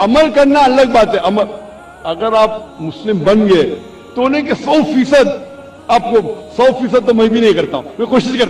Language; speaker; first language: Hindi; non-native, local second language; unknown